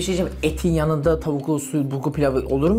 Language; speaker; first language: Turkish; native; Turkish